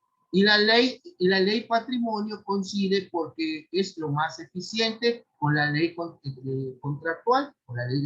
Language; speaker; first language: Spanish; native; Spanish